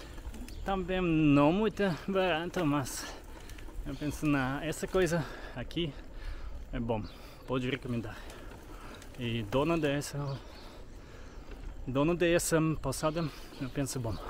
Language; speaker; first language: Portuguese; non-native, learner; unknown